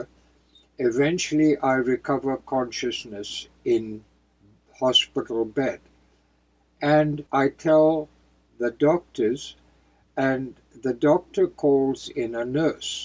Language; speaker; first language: English; native; English